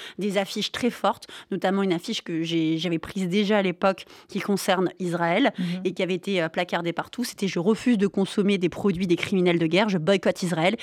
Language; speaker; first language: French; native; French